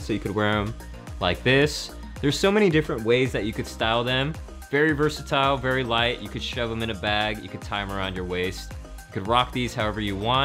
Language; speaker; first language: English; native; English